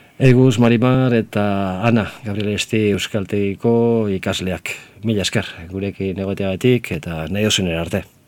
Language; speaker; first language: Basque; native; Basque